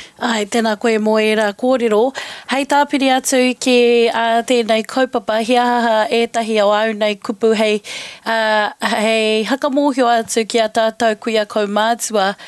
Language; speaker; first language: Māori; native; Māori